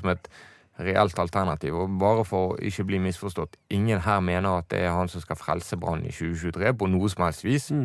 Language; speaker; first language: Norwegian; native; Norwegian